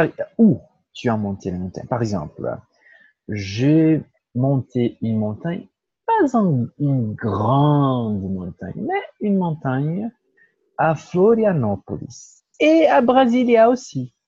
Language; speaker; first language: French; non-native, learner; Portuguese